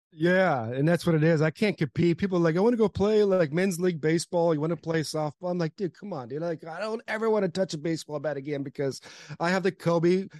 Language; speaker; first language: English; native; English